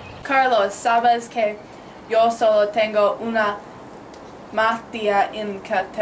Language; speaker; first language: Spanish; non-native, learner; English